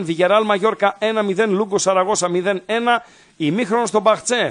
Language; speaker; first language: Greek; native; Greek